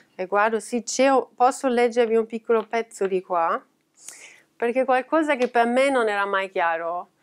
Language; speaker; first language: Italian; non-native, fluent; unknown